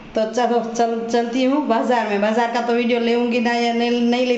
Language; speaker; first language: Hindi; non-native, local second language; Gujarati